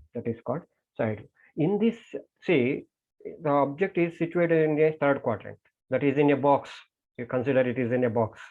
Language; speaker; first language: English; non-native, local second language; Kannada